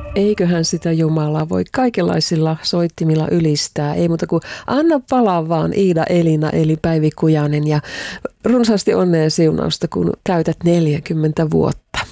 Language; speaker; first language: Finnish; native; Finnish